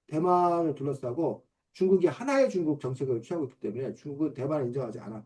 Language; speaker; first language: Korean; native; Korean